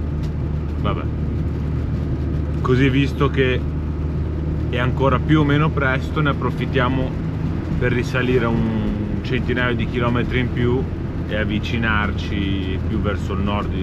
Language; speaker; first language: Italian; native; Italian